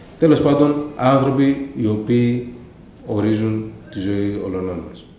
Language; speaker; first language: Greek; early bilingual, other home language; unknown